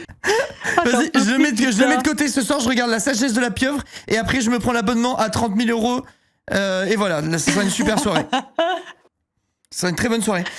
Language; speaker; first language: French; native; French